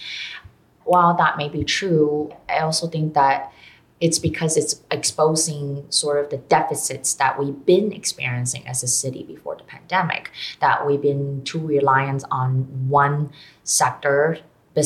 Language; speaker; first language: English; non-native, local second language; Cantonese